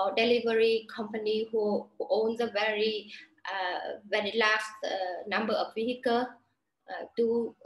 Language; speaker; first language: English; non-native, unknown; Vietnamese